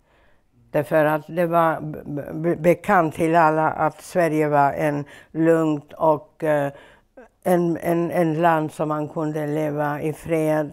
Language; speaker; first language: Swedish; non-native, fluent; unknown